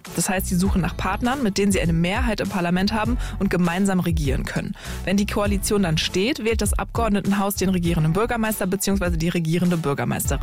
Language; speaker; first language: German; native; German